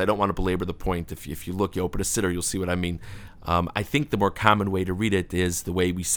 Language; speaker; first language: English; native; English